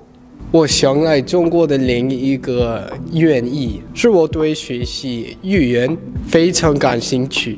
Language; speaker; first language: Chinese; non-native, learner; English